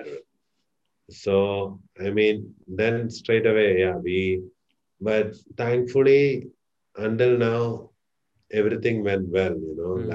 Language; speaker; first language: English; non-native, local second language; Malayalam